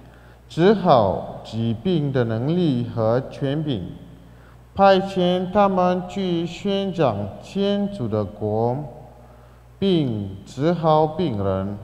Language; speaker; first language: Chinese; non-native, fluent; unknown